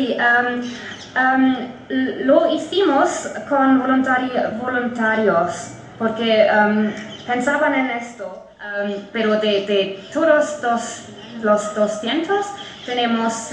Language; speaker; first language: Spanish; non-native, fluent; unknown